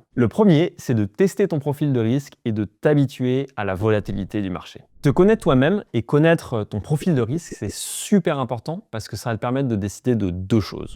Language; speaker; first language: French; native; French